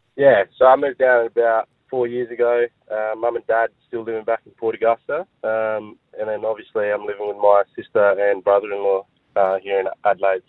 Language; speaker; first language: English; native; English